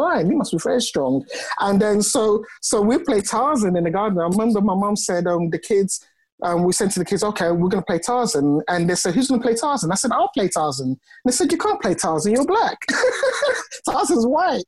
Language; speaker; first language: English; non-native, local second language; Ga